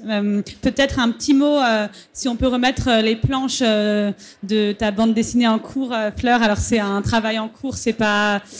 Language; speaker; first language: French; native; French